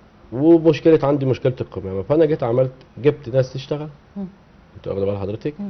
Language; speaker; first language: Arabic; native; Arabic